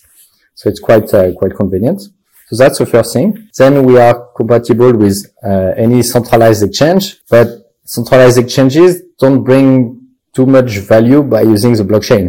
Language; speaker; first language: English; non-native, fluent; French